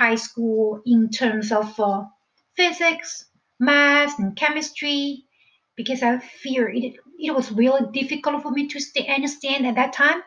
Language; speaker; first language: English; non-native, fluent; Chinese